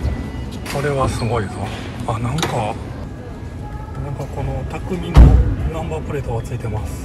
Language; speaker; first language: Japanese; native; Japanese